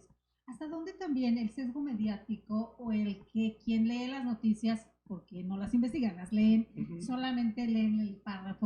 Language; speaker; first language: Spanish; native; Spanish